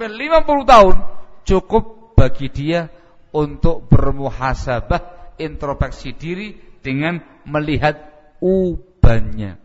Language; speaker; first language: Indonesian; native; Indonesian